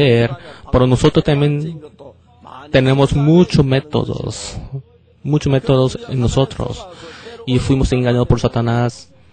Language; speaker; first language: Spanish; non-native, fluent; Korean